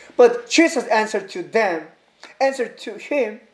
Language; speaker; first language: English; non-native, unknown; Korean